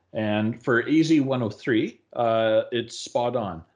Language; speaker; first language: English; native; English